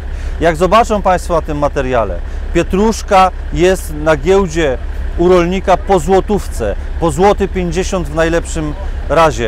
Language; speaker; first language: Polish; native; Polish